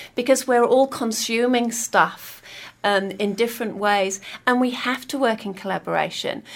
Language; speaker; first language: English; native; English